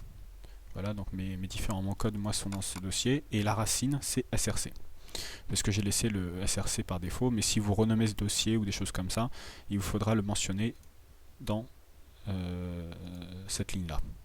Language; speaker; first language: French; native; French